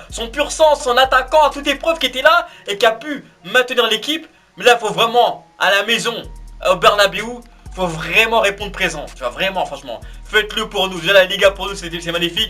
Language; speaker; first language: French; native; French